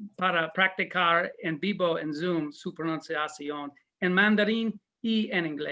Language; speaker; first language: Spanish; non-native, learner; English